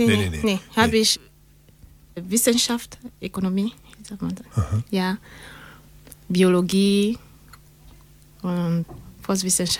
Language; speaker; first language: German; non-native, learner; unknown